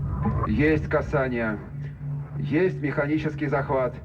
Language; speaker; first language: Russian; native; Russian